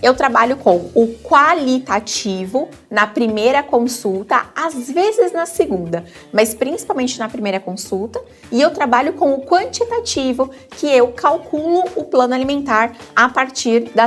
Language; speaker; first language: Portuguese; native; Portuguese